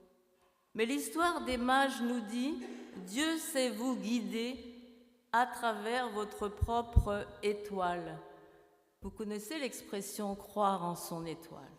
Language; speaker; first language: French; native; French